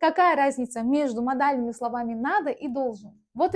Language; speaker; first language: Russian; non-native, fluent; Azerbaijani